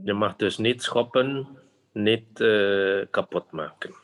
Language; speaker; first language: Dutch; non-native, fluent; Indonesian